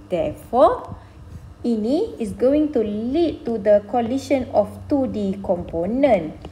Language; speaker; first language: English; non-native, local second language; Malay